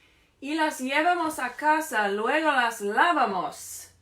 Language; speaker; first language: Spanish; non-native, fluent; English